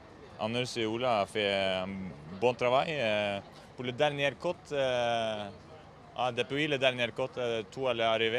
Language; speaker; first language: French; non-native, learner; Norwegian